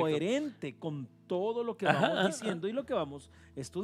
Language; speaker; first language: Spanish; native; Spanish